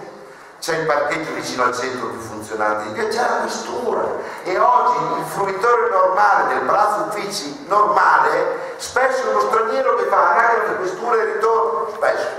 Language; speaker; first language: Italian; native; Italian